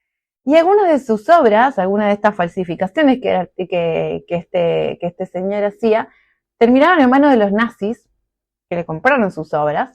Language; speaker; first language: Spanish; native; Spanish